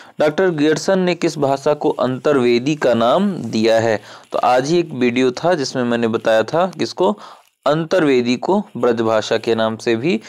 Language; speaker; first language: Hindi; native; Hindi